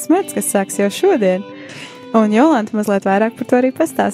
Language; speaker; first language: Latvian; native; Latvian